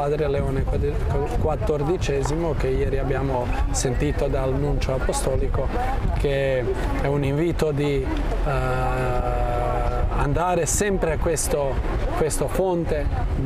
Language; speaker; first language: Italian; non-native, fluent; Croatian